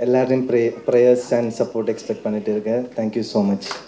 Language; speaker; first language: Tamil; non-native, learner; Malayalam